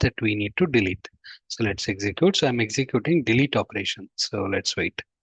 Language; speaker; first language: English; non-native, local second language; Telugu